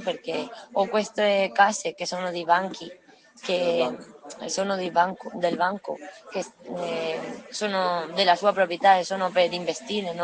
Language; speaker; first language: Italian; non-native, learner; Spanish